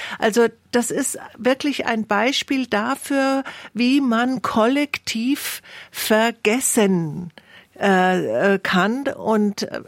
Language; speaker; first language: German; native; German